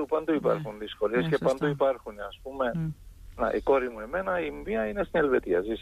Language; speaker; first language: Greek; non-native, fluent; Arabic